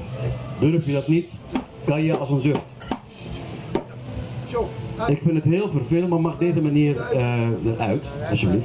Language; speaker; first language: Dutch; non-native, fluent; Arabic